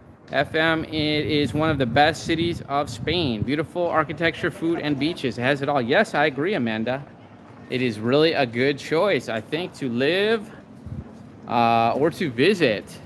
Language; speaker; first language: English; native; English